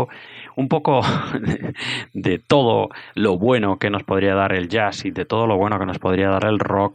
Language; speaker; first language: Spanish; native; Spanish